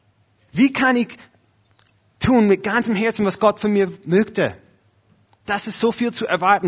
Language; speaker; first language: German; non-native, fluent; English